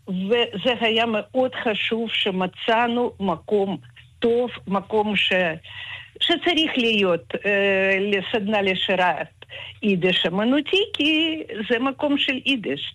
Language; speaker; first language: Hebrew; non-native, fluent; Russian